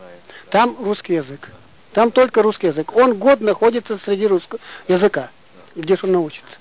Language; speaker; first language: Russian; non-native, local second language; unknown